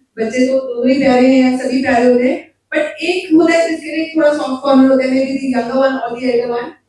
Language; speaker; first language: Hindi; native; Hindi